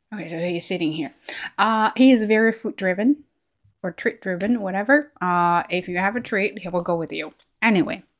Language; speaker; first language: English; non-native, fluent; Chinese